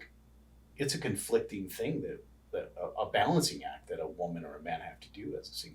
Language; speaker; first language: English; native; English